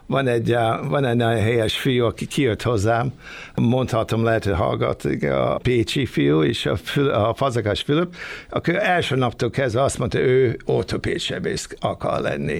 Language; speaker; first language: Hungarian; early bilingual, other home language; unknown